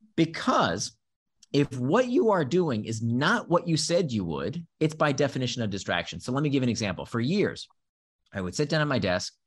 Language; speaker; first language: English; early bilingual, other home language; Hebrew